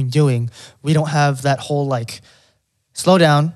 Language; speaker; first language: English; non-native, local second language; Filipino